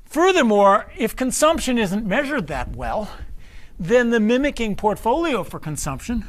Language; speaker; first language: English; native; English